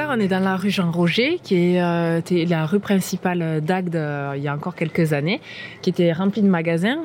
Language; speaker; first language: French; native; French